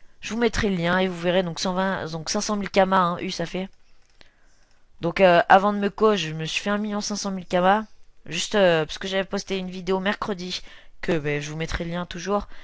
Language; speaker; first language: French; native; French